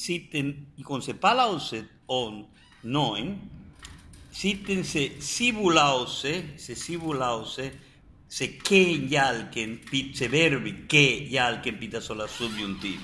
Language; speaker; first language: Finnish; non-native, fluent; Spanish